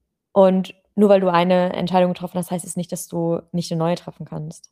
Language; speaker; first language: German; native; German